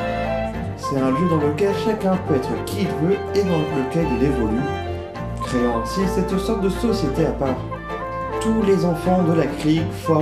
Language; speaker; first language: French; native; French